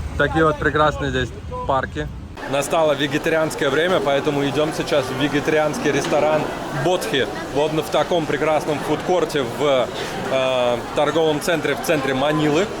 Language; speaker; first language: Russian; native; Russian